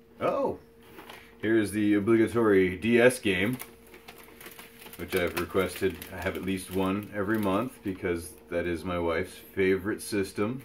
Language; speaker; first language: English; native; English